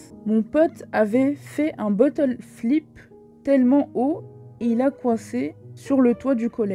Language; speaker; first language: French; native; French